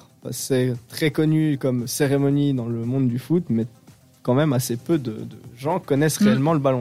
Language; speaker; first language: French; native; French